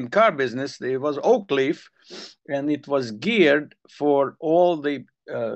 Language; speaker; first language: English; non-native, fluent; Hungarian